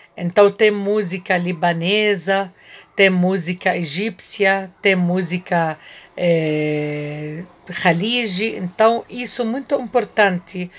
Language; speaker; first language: Portuguese; non-native, learner; Arabic